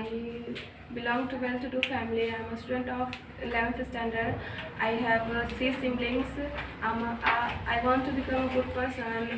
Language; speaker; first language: English; non-native, learner; Hindi